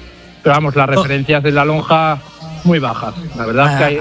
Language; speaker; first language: Spanish; native; Spanish